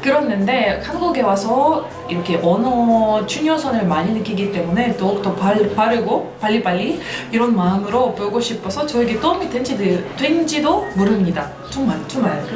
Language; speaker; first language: Korean; non-native, fluent; Russian